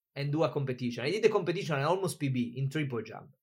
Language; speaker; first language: English; non-native, fluent; Italian